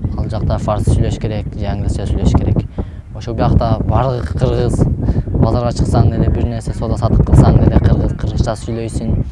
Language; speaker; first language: Kyrgyz; early bilingual, heritage; Kyrgyz